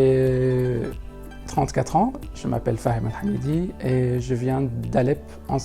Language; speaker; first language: French; non-native, fluent; Arabic